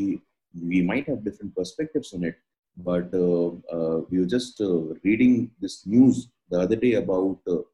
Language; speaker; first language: English; non-native, local second language; Hindi